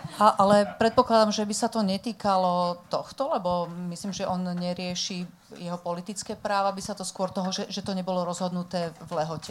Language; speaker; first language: Slovak; native; Slovak